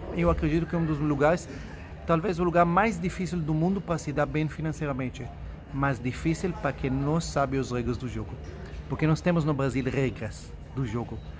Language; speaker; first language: Portuguese; non-native, fluent; Hebrew